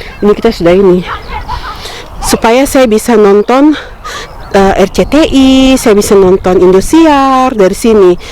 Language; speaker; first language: Indonesian; native; Indonesian